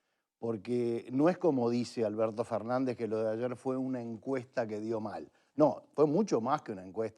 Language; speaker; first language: Spanish; native; Spanish